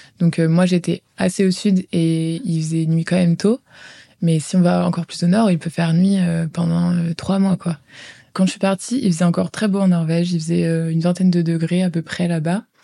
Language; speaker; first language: French; native; French